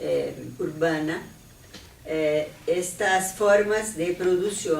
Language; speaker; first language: Spanish; non-native, fluent; Portuguese